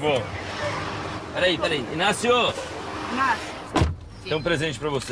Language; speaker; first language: Portuguese; native; Portuguese